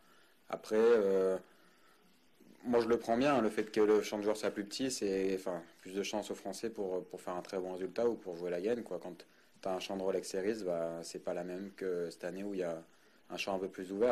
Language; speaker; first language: French; native; French